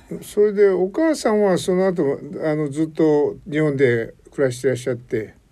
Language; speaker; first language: Japanese; native; Japanese